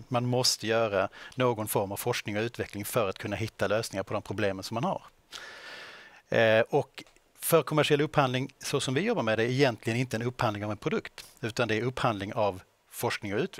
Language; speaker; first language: Swedish; native; Swedish